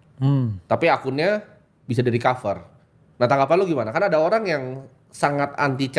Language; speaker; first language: Indonesian; native; Indonesian